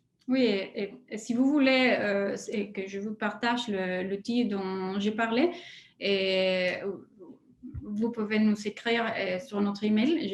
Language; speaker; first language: French; non-native, fluent; Spanish